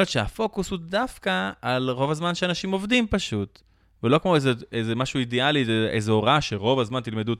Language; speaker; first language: Hebrew; native; Hebrew